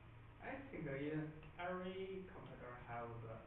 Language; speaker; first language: English; non-native, learner; Chinese